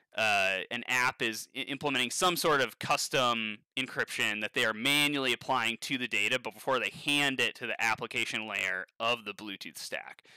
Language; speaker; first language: English; native; English